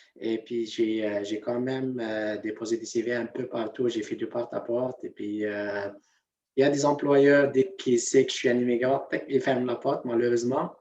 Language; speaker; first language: French; non-native, local second language; Arabic